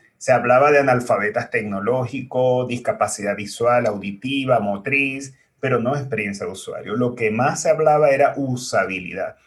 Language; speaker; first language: Spanish; native; Spanish